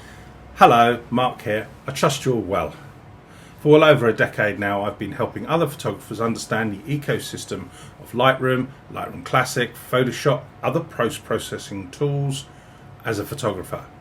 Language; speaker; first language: English; native; English